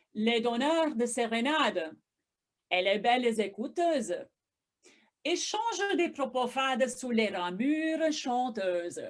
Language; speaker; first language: French; non-native, fluent; English